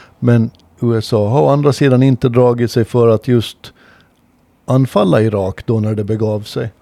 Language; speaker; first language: Swedish; native; Swedish